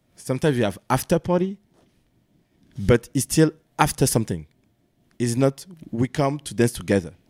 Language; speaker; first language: English; non-native, learner; French